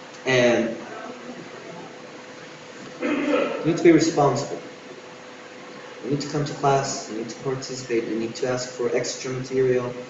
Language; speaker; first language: English; non-native, fluent; Spanish